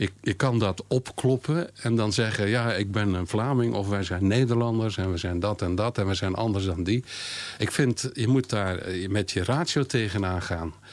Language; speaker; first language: Dutch; native; Dutch